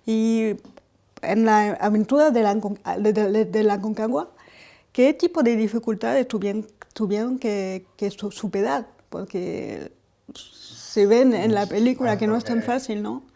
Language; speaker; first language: Spanish; non-native, fluent; French